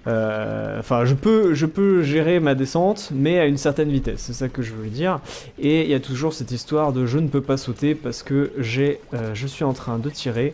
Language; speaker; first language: French; native; French